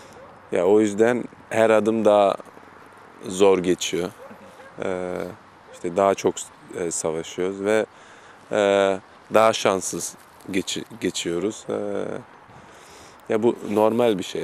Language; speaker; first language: Turkish; early bilingual, heritage; German